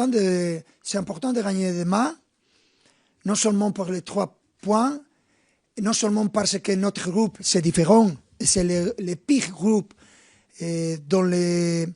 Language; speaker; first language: French; non-native, fluent; Spanish